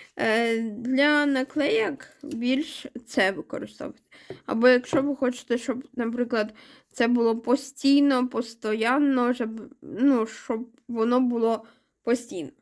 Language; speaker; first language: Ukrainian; non-native, local second language; Russian